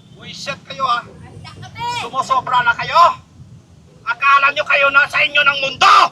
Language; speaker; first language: Filipino; non-native, local second language; Cebuano